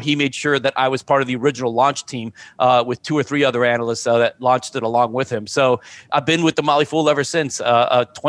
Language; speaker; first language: English; native; English